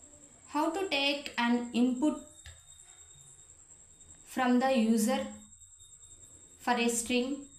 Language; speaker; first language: English; non-native, local second language; Telugu